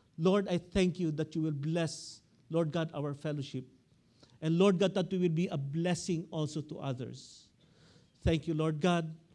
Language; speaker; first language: English; non-native, local second language; Filipino